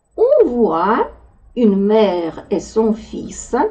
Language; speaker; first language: French; non-native, fluent; Russian